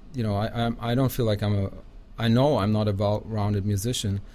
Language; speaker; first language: English; non-native, fluent; German